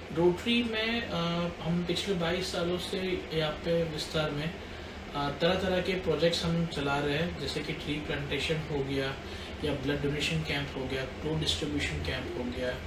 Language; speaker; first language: Hindi; non-native, local second language; Gujarati